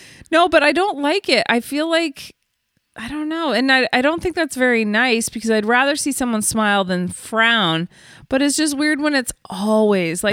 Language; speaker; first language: English; native; English